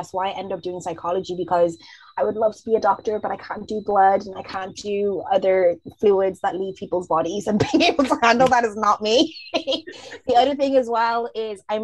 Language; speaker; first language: English; early bilingual, other home language; Zulu